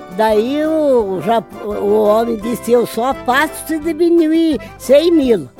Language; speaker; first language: Portuguese; native; Portuguese